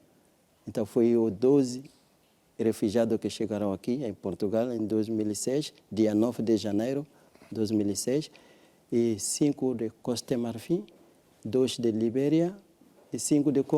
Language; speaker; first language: Portuguese; non-native, learner; French